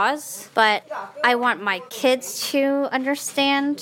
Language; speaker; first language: English; early bilingual, other home language; Chinese